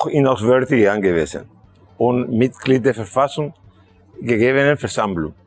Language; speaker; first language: German; non-native, fluent; Spanish